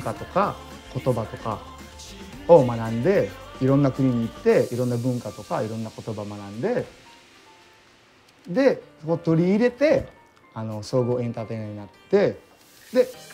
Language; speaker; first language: Japanese; early bilingual, other home language; Filipino